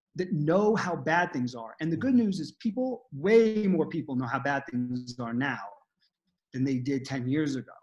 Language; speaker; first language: English; native; English